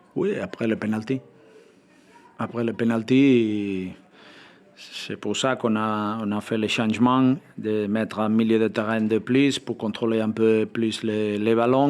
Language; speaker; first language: French; non-native, fluent; Spanish